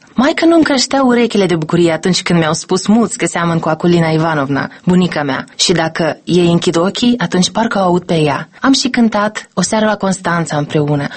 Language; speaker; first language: Romanian; native; Romanian